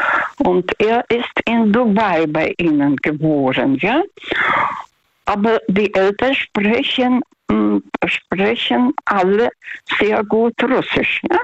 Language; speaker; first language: German; non-native, fluent; Russian